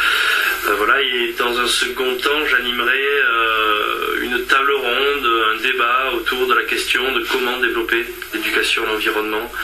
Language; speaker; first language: French; native; French